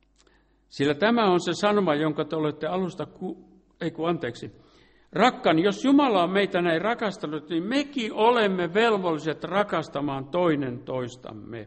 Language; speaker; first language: Finnish; native; Finnish